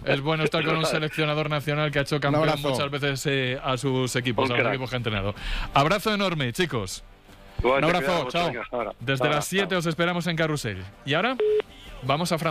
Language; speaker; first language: Spanish; native; Spanish